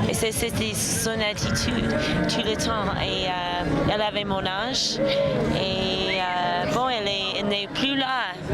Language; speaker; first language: French; non-native, fluent; English